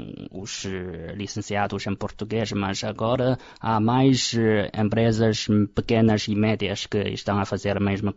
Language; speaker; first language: Portuguese; non-native, fluent; Chinese